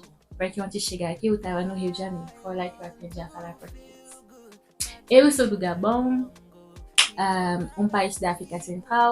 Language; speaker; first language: Portuguese; non-native, fluent; French